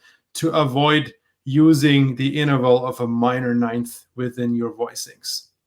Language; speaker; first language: English; non-native, fluent; German